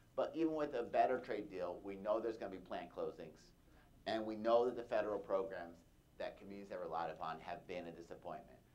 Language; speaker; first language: English; native; English